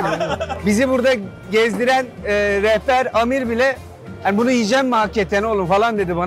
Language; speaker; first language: Turkish; native; Turkish